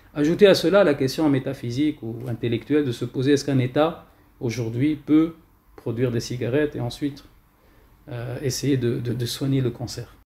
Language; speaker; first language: French; non-native, local second language; Arabic